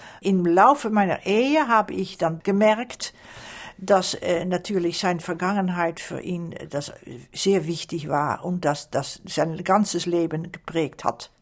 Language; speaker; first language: German; non-native, learner; Dutch